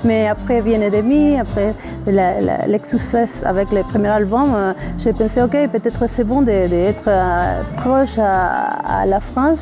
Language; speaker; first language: French; non-native, learner; Spanish